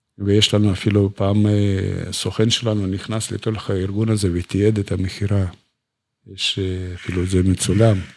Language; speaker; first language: Hebrew; non-native, fluent; Russian